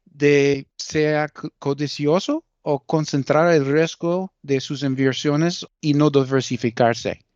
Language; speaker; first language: Spanish; early bilingual, heritage; Spanish